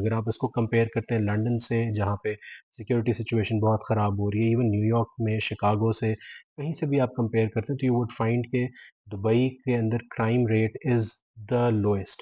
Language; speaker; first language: Hindi; non-native, local second language; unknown